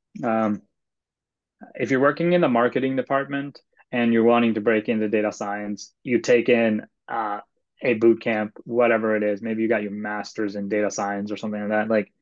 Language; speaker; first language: English; non-native, fluent; Swedish